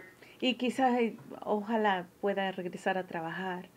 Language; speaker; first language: Spanish; early bilingual, heritage; Spanish